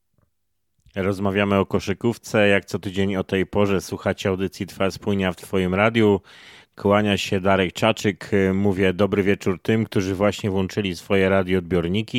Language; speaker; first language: Polish; native; Polish